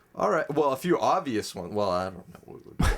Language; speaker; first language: English; native; English